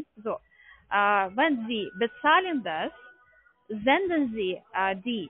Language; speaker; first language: German; non-native, learner; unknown